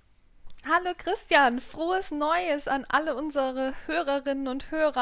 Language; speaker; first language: German; native; German